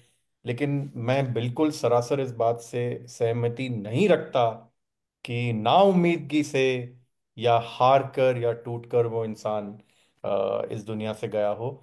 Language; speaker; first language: Hindi; native; Hindi